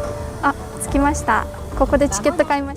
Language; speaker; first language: Japanese; non-native, fluent; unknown